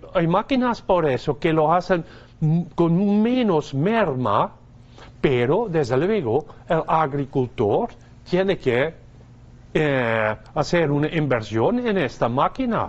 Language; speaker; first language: Spanish; non-native, fluent; Dutch